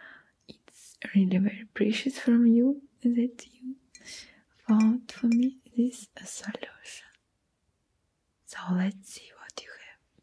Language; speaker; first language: English; non-native, learner; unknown